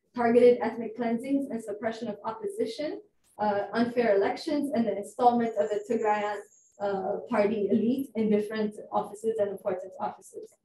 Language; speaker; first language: English; non-native, fluent; Amharic